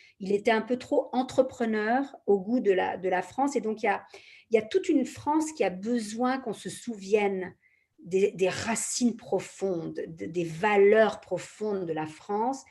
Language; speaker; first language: French; native; French